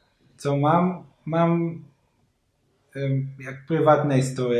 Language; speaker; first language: Polish; non-native, learner; Hebrew